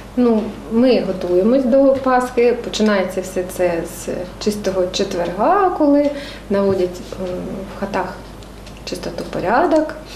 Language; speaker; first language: Ukrainian; non-native, local second language; Russian